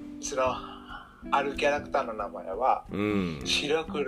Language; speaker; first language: Japanese; non-native, learner; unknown